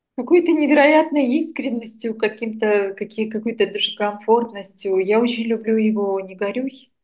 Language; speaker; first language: Russian; non-native, local second language; Armenian